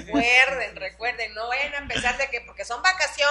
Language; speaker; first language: Spanish; native; Spanish